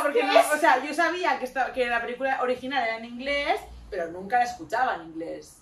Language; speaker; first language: Spanish; native; Spanish